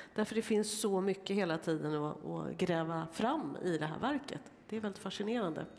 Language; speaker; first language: Swedish; native; Swedish